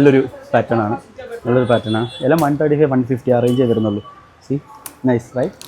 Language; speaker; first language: Malayalam; native; Malayalam